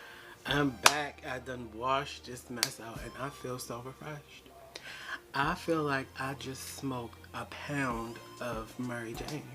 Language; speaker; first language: English; native; English